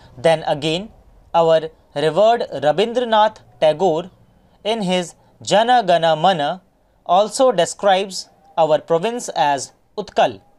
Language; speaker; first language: English; non-native, local second language; Hindi